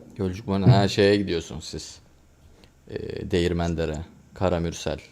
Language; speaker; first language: Turkish; native; Turkish